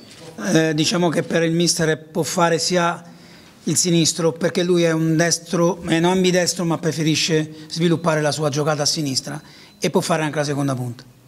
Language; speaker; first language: Italian; native; Italian